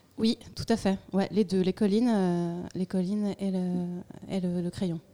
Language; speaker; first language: French; native; French